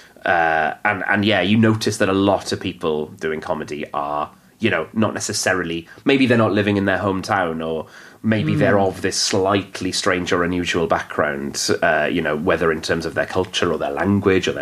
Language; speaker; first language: English; non-native, local second language; Welsh